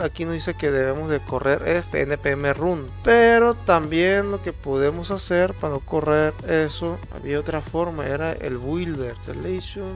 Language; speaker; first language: Spanish; native; Spanish